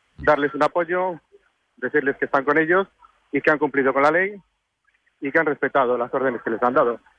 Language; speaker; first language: Spanish; native; Spanish